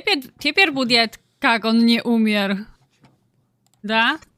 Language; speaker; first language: Russian; non-native, learner; Polish